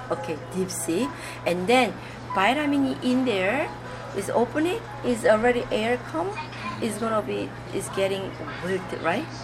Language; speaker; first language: English; non-native, learner; Korean